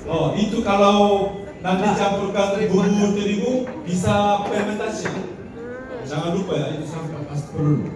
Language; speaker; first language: Indonesian; non-native, learner; Korean